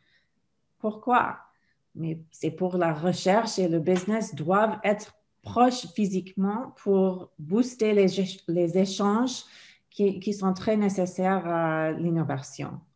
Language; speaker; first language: French; non-native, fluent; English